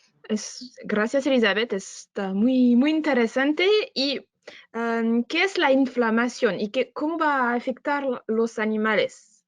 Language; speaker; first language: Spanish; non-native, fluent; French